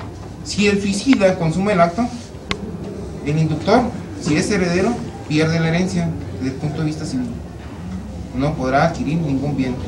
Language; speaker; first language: Spanish; native; Spanish